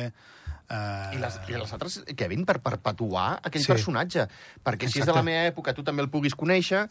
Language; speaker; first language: Catalan; native; Catalan